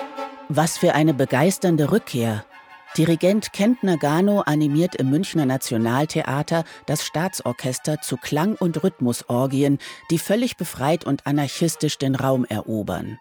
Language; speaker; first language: German; native; German